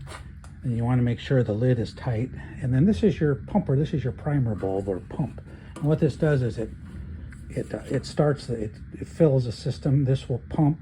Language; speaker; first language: English; native; English